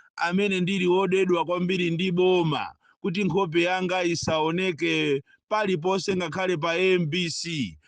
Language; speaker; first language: Nyanja; non-native, local second language; Yao